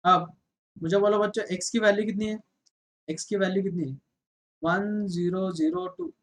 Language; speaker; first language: Hindi; non-native, local second language; Marathi